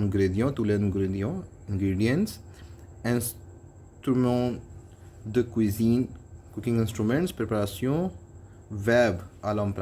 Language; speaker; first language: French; non-native, fluent; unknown